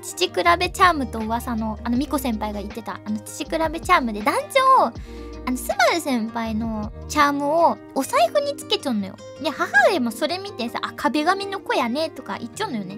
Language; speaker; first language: Japanese; native; Japanese